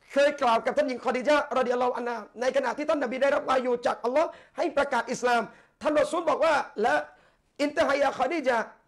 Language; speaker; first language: Thai; non-native, local second language; Malay